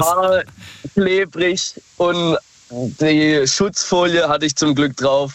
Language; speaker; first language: German; native; German